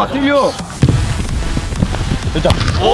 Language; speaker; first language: Korean; non-native, learner; Portuguese